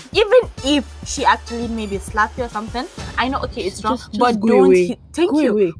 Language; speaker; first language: English; non-native, local second language; Hausa